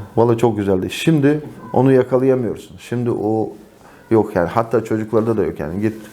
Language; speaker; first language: Turkish; non-native, fluent; Avaric